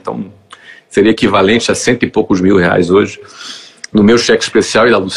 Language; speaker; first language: Portuguese; native; Portuguese